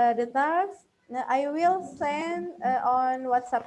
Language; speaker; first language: English; non-native, fluent; Indonesian